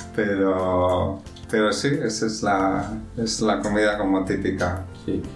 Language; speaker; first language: Spanish; native; Spanish